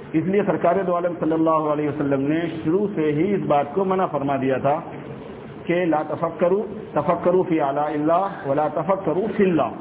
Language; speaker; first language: Urdu; native; Urdu